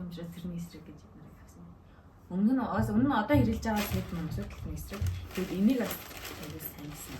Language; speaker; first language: Mongolian; native; Mongolian